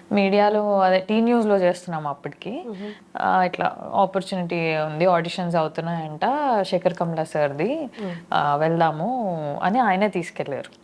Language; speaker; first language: Telugu; native; Telugu